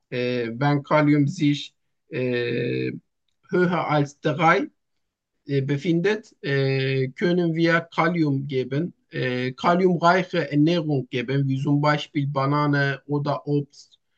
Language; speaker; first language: German; non-native, learner; Turkish